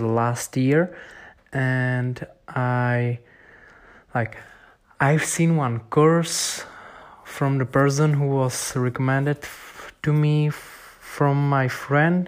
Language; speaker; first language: English; non-native, fluent; Czech